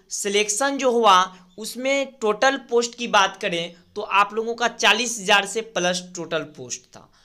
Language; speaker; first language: Hindi; native; Hindi